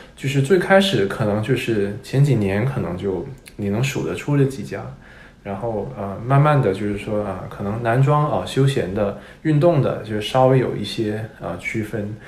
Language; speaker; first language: Chinese; non-native, local second language; Cantonese